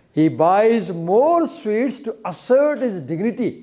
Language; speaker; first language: English; non-native, local second language; Nepali